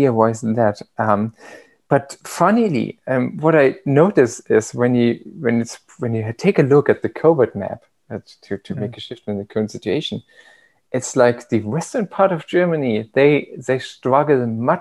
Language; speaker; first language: English; non-native, fluent; German